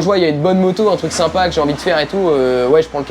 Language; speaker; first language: French; native; French